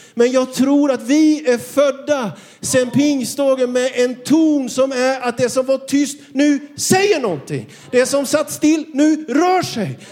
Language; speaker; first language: Swedish; native; Swedish